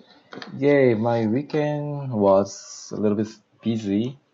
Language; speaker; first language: English; non-native, learner; Korean